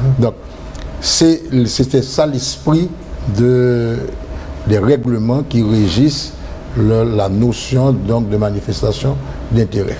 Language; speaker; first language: French; non-native, local second language; Haitian Creole